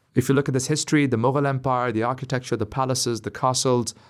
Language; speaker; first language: English; non-native, local second language; Urdu